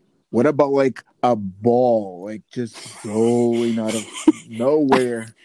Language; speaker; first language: English; non-native, fluent; Portuguese